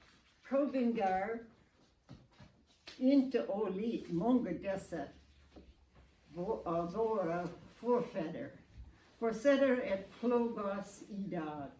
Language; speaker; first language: Swedish; non-native, learner; English